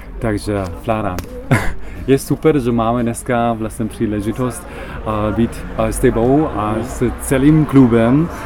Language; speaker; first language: Czech; non-native, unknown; German